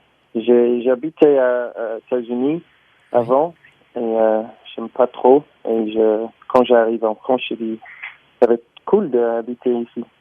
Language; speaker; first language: French; non-native, learner; English